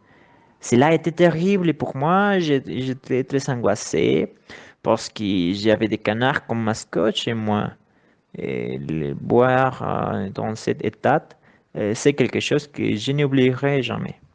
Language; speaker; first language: French; non-native, learner; Spanish